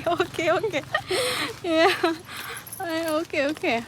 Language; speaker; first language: English; non-native, learner; Nepali